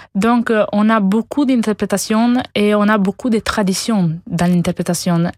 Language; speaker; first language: French; non-native, fluent; Italian